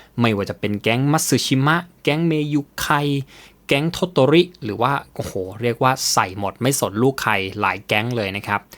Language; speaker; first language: Thai; native; Thai